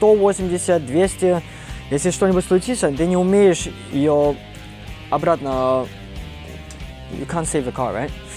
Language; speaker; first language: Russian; non-native, fluent; Cantonese